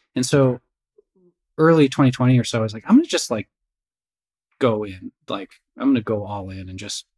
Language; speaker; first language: English; native; English